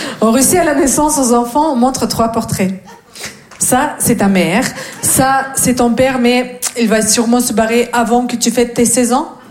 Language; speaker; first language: French; non-native, fluent; Russian